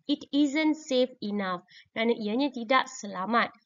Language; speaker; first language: English; non-native, local second language; Malay